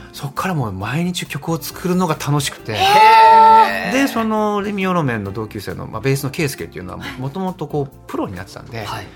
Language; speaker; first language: Japanese; native; Japanese